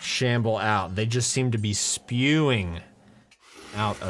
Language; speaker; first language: English; native; English